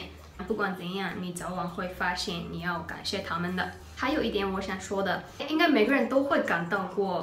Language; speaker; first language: Chinese; non-native, fluent; Japanese